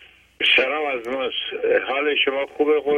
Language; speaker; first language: Persian; native; Persian